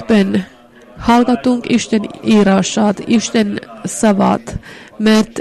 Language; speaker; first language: Hungarian; non-native, fluent; Finnish